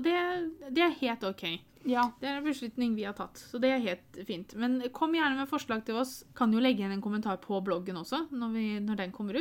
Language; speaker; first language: Norwegian; native; Norwegian